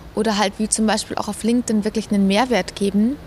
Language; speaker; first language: German; native; German